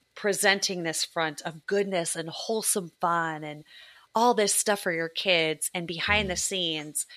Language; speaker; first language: English; native; English